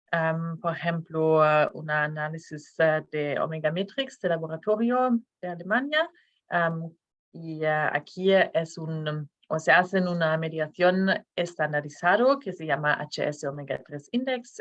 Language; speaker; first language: Spanish; non-native, fluent; Norwegian